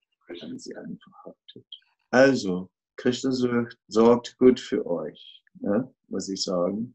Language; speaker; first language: German; non-native, fluent; Dutch